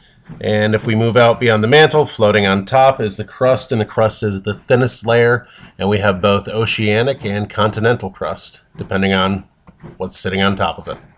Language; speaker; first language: English; native; English